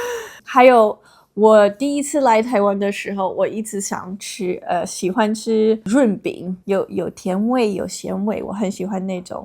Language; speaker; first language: Chinese; non-native, fluent; English